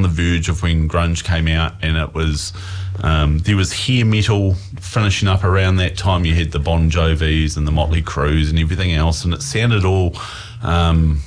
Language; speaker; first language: English; native; English